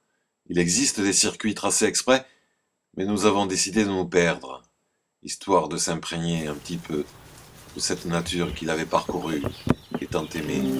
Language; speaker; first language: French; native; French